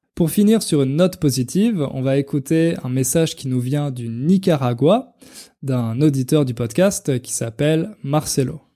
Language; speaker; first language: French; native; French